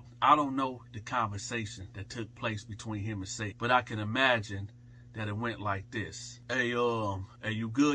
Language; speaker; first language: English; native; English